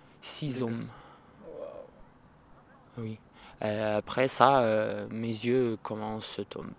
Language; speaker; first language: French; non-native, learner; Russian